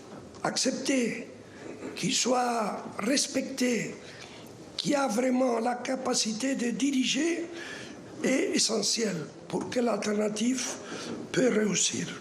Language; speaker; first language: French; non-native, fluent; Spanish